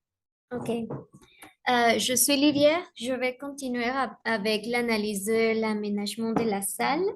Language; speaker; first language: French; non-native, learner; Spanish